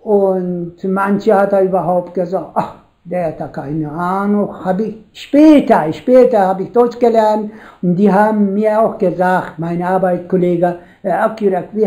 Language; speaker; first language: German; non-native, learner; Turkish